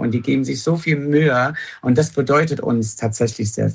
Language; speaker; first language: German; non-native, fluent; English